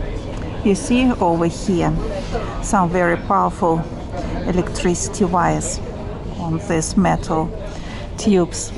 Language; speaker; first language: English; non-native, fluent; Russian